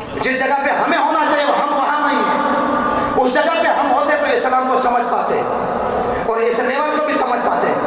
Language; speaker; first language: Urdu; non-native, local second language; Sindhi